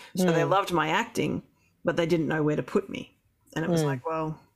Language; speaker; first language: English; native; English